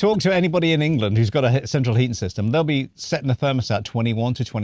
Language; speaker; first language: English; native; English